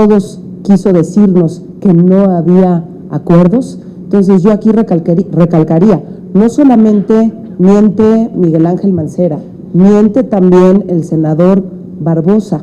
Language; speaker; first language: Spanish; native; Spanish